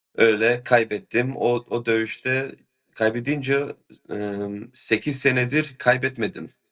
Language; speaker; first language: Turkish; early bilingual, heritage; Turkish